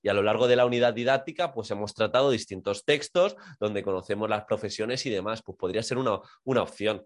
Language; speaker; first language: Spanish; native; Spanish